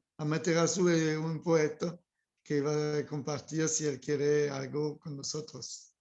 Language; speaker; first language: Spanish; non-native, learner; French